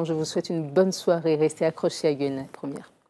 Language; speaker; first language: French; native; French